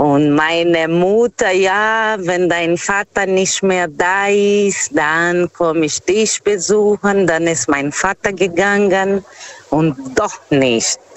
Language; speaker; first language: German; non-native, fluent; Portuguese